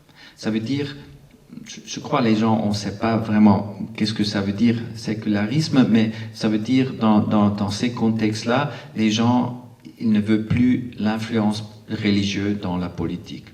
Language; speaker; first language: French; non-native, local second language; Arabic